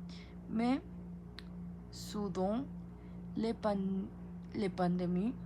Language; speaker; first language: French; non-native, learner; Spanish